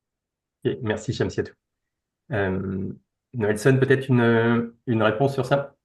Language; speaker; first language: French; native; French